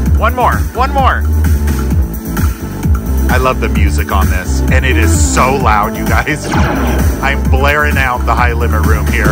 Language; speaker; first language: English; native; English